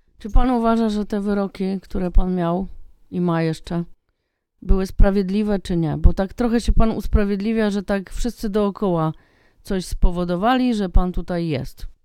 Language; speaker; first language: Polish; native; Polish